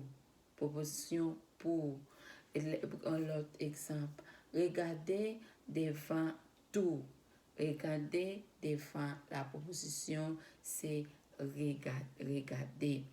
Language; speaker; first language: French; non-native, learner; Spanish